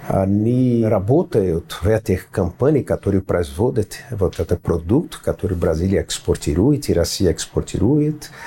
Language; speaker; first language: Russian; non-native, fluent; Portuguese